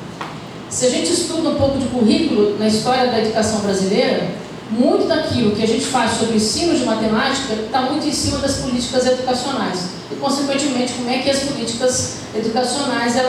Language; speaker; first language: Portuguese; native; Portuguese